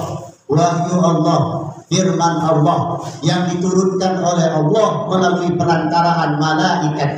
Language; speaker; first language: Malay; native; Malay